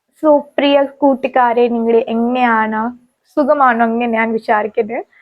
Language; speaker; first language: Malayalam; non-native, learner; Hindi